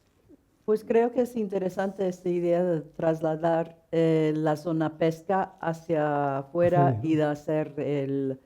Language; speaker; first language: Spanish; non-native, fluent; English